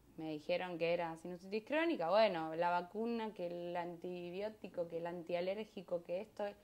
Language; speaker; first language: Spanish; native; Spanish